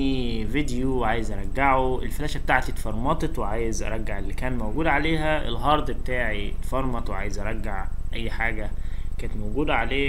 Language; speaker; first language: Arabic; native; Arabic